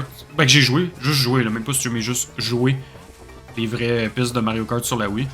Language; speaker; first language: French; native; French